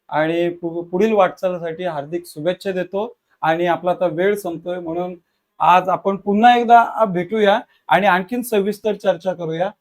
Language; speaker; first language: Marathi; native; Marathi